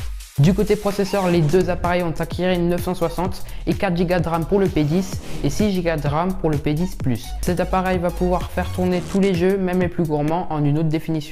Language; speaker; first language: French; native; French